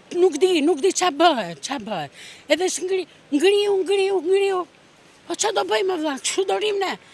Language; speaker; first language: Albanian; native; Albanian